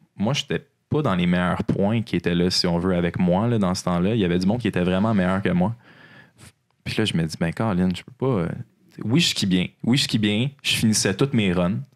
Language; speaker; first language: French; native; French